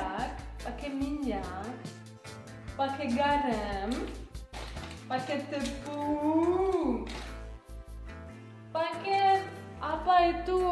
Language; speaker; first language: Indonesian; non-native, learner; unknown